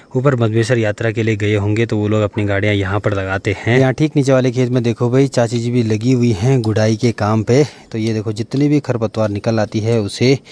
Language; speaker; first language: Hindi; non-native, local second language; Garhwali